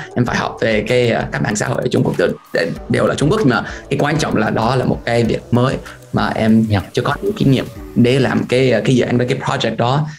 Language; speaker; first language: Vietnamese; non-native, fluent; English